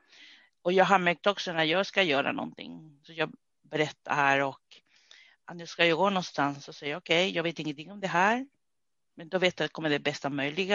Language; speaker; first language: Swedish; non-native, fluent; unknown